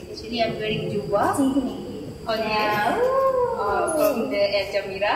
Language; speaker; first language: English; non-native, learner; Malay